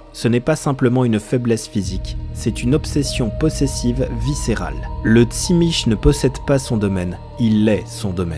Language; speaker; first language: French; native; French